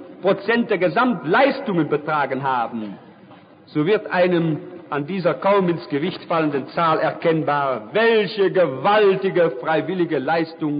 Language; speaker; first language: German; native; German